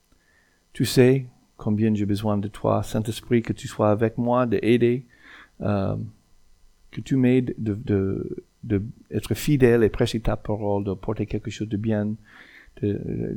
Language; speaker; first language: French; non-native, fluent; English